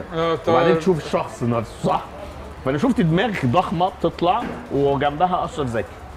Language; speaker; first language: Arabic; native; Arabic